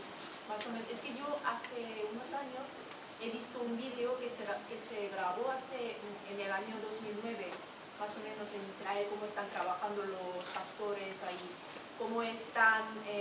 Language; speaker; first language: Spanish; native; Spanish